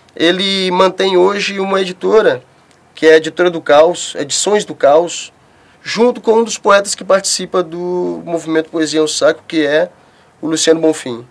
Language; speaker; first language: Portuguese; native; Portuguese